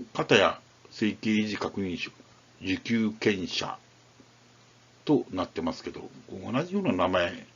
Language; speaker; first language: Japanese; native; Japanese